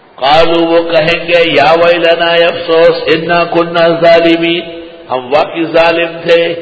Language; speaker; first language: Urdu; non-native, local second language; Pashto